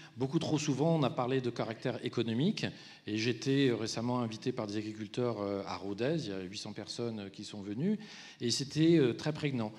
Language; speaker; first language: French; native; French